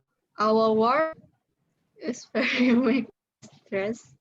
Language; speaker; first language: English; non-native, learner; Indonesian